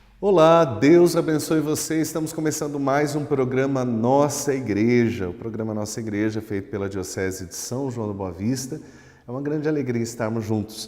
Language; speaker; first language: Portuguese; native; Portuguese